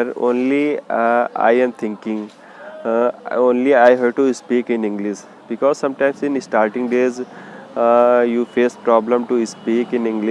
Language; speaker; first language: English; non-native, learner; Hindi